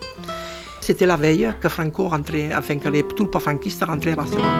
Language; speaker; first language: French; non-native, fluent; Spanish